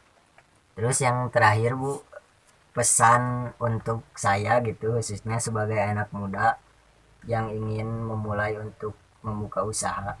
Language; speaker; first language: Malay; non-native, local second language; Sundanese